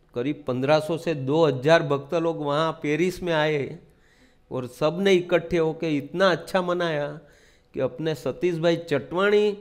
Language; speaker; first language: Hindi; non-native, local second language; Gujarati